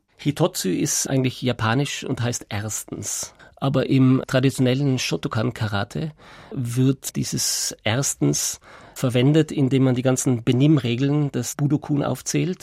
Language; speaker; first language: German; native; German